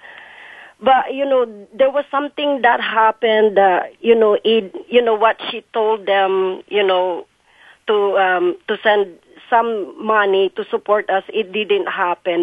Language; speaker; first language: English; non-native, local second language; Cebuano